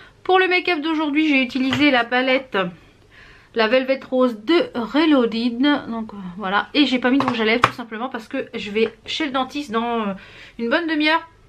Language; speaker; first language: French; native; French